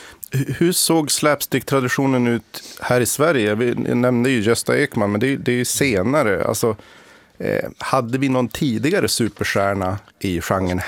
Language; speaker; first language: Swedish; native; Swedish